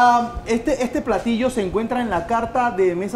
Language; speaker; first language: Spanish; native; Spanish